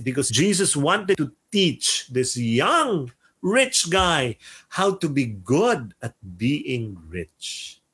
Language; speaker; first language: English; non-native, local second language; Filipino